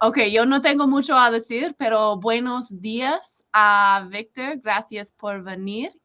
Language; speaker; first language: Spanish; non-native, learner; English